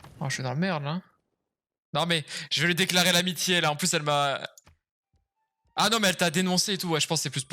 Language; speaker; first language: French; native; French